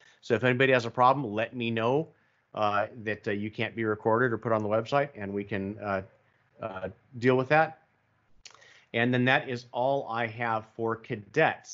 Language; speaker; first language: English; native; English